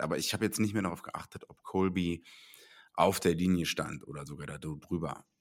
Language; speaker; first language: German; native; German